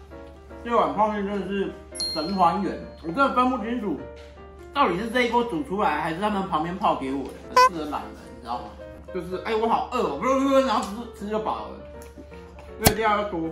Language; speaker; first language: Chinese; native; Chinese